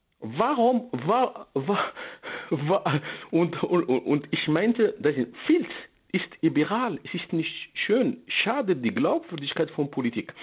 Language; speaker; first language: German; non-native, learner; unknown